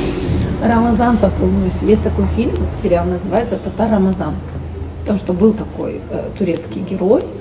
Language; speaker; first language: Russian; native; Russian